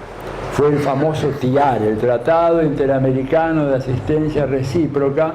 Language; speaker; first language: Spanish; native; Spanish